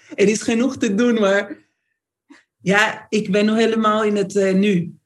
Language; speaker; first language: Dutch; non-native, fluent; Spanish